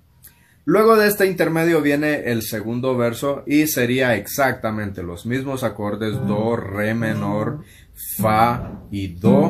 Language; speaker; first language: Spanish; native; Spanish